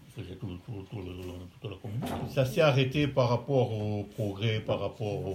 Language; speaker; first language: French; native; French